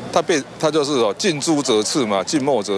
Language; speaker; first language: Chinese; native; Chinese